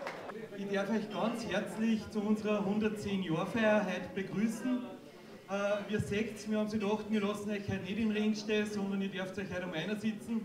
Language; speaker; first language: German; native; German